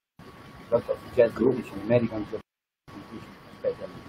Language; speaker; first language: English; non-native, learner; Italian